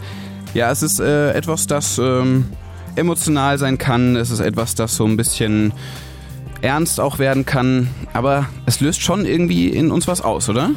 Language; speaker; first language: German; native; German